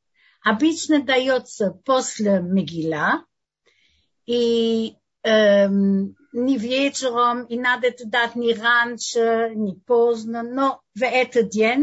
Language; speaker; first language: Russian; non-native, learner; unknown